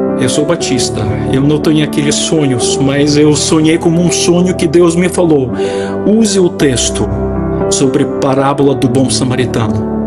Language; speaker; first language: Portuguese; non-native, fluent; Ukrainian